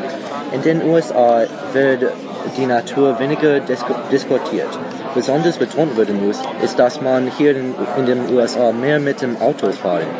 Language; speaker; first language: German; non-native, learner; English